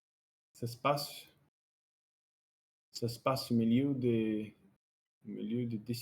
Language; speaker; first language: French; non-native, learner; Russian